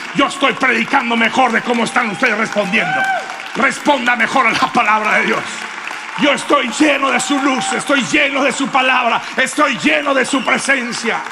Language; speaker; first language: Spanish; native; Spanish